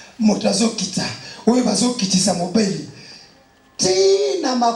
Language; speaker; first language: Lingala; non-native, local second language; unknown